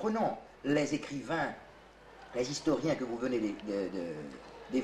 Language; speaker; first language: French; native; French